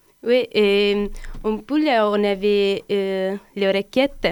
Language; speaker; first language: French; non-native, learner; Italian